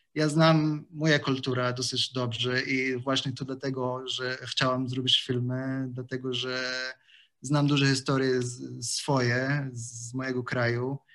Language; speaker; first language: Polish; non-native, learner; Arabic